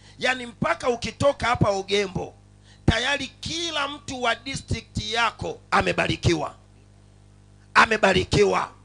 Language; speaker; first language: Swahili; non-native, local second language; Sukuma